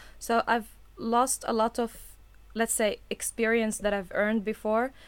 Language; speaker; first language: English; non-native, fluent; Arabic